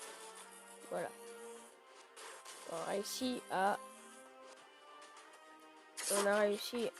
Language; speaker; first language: French; native; French